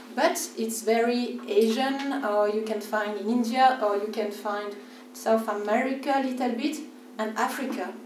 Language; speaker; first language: English; non-native, fluent; French